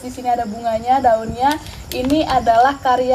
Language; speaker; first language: Indonesian; native; Indonesian